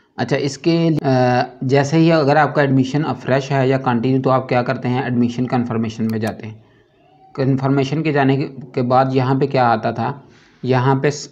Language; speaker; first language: Urdu; non-native, local second language; Punjabi